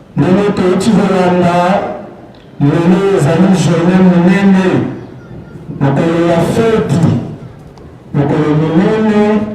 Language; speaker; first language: Lingala; non-native, local second language; Kongo